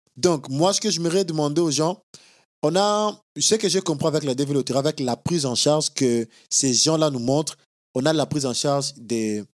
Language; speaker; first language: French; non-native, local second language; Lingala